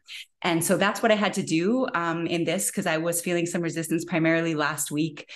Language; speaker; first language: English; native; English